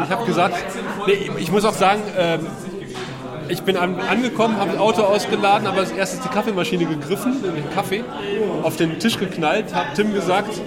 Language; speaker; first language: German; native; German